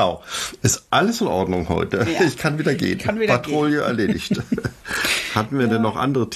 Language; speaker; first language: German; native; German